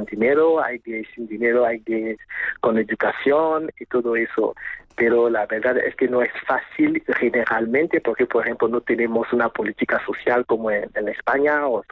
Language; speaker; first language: Spanish; non-native, fluent; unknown